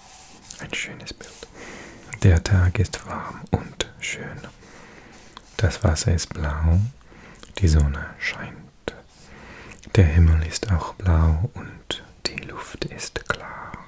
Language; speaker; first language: German; non-native, learner; English